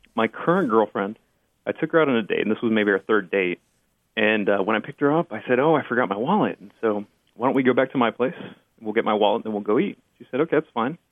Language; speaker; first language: English; early bilingual, other home language; Spanish